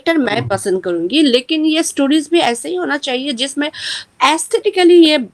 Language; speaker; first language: Hindi; non-native, learner; Bangla